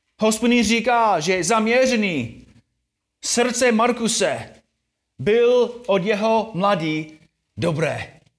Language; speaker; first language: Czech; non-native, fluent; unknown